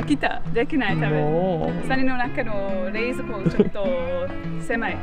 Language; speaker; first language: Japanese; non-native, learner; English